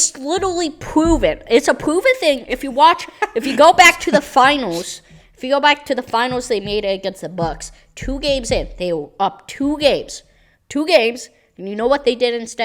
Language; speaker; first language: English; native; English